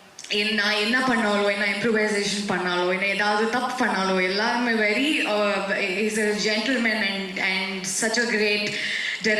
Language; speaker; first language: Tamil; non-native, learner; Kannada